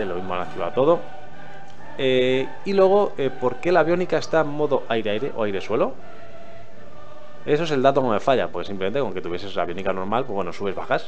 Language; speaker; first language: Spanish; native; Spanish